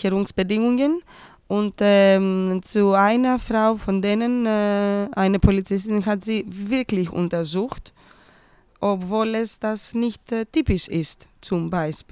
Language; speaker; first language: German; non-native, fluent; Greek